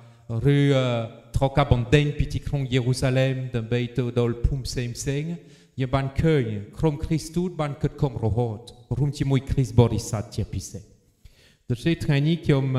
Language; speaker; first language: Khmer; non-native, fluent; French